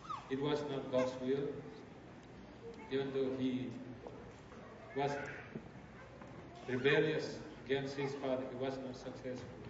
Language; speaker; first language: English; non-native, fluent; Burmese